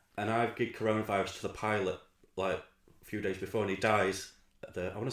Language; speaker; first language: English; native; English